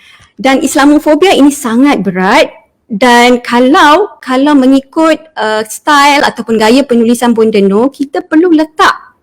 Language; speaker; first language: Malay; native; Malay